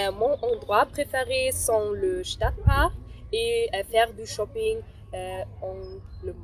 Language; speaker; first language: French; non-native, learner; German